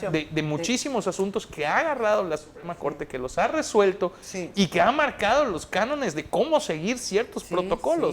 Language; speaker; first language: Spanish; native; Spanish